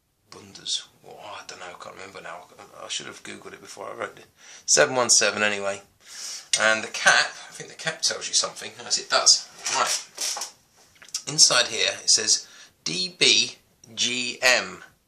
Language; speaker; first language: English; native; English